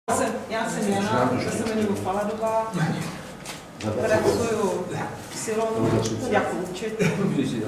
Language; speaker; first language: Czech; native; Czech